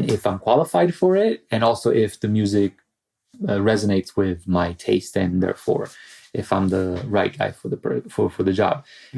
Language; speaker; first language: English; non-native, fluent; Italian